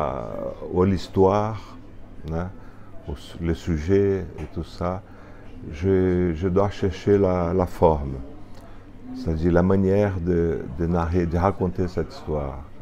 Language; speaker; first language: French; non-native, fluent; Portuguese